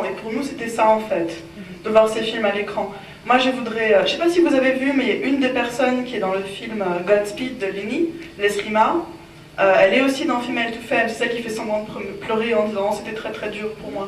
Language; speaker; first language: French; native; French